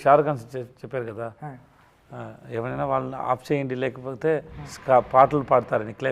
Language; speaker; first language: Telugu; non-native, learner; Tamil